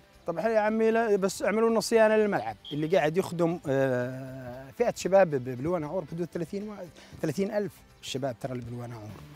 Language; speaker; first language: Arabic; native; Arabic